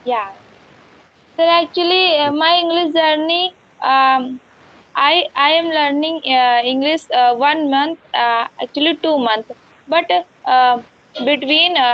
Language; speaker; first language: English; non-native, learner; Hindi